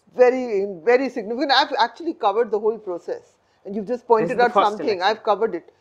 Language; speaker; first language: English; non-native, local second language; Hindi